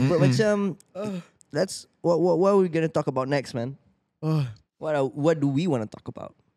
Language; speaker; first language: English; non-native, local second language; Malay